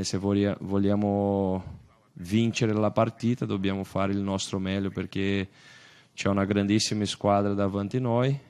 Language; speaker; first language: Italian; non-native, fluent; Portuguese